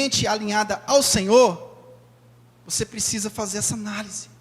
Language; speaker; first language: Portuguese; native; Portuguese